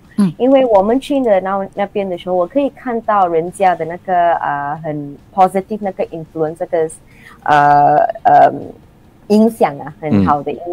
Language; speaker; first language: Chinese; non-native, local second language; English